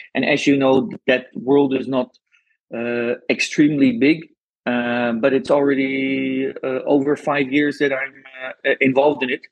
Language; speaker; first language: English; non-native, fluent; Dutch